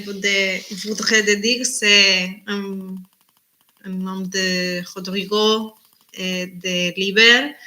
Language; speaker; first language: French; non-native, learner; Spanish